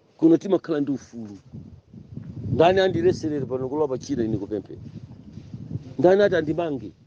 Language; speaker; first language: Nyanja; non-native, local second language; Tumbuka